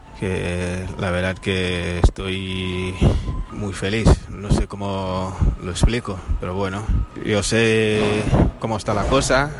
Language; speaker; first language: Spanish; non-native, fluent; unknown